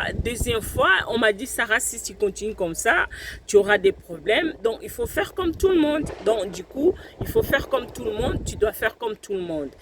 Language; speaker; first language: French; non-native, local second language; Lingala